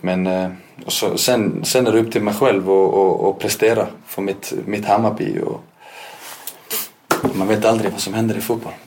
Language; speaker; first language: Swedish; non-native, fluent; Icelandic